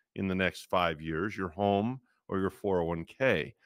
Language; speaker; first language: English; native; English